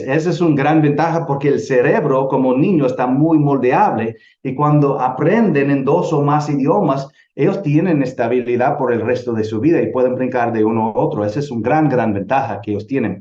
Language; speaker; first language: Spanish; non-native, fluent; English